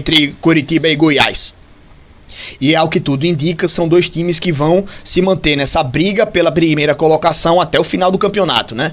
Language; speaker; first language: Portuguese; native; Portuguese